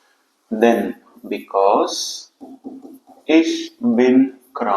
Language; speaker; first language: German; non-native, fluent; Telugu